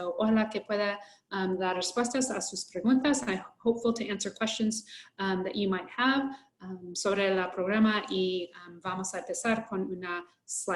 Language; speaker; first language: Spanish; non-native, learner; English